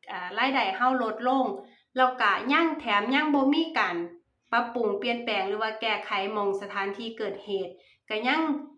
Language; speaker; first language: Thai; native; Thai